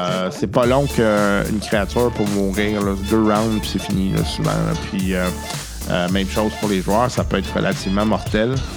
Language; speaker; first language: French; native; French